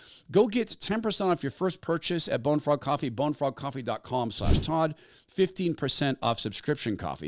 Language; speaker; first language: English; native; English